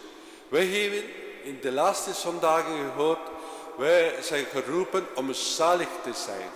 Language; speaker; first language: Dutch; non-native, fluent; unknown